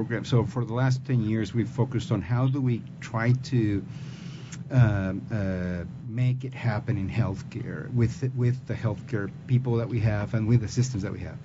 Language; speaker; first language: English; non-native, fluent; Spanish